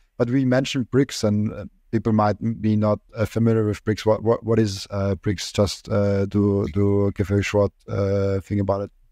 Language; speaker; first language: English; non-native, fluent; German